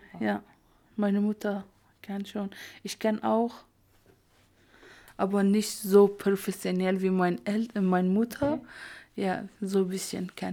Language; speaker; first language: German; non-native, learner; Persian